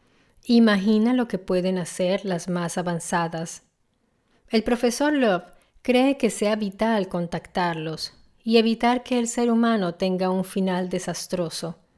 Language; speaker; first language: Spanish; non-native, fluent; Italian